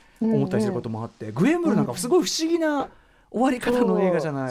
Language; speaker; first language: Japanese; native; Japanese